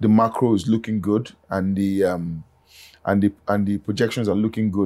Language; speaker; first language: English; non-native, local second language; Yoruba